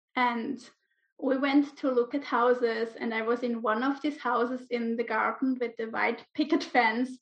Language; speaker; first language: English; non-native, fluent; German